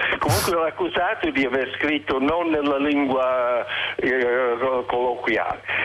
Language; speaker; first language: Italian; non-native, fluent; English